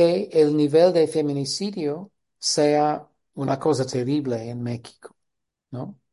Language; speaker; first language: Spanish; non-native, fluent; English